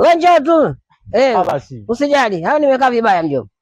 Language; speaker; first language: Swahili; native; Swahili